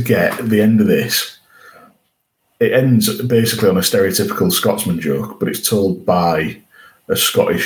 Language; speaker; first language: English; native; English